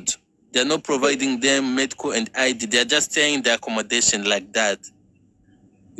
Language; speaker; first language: English; non-native, fluent; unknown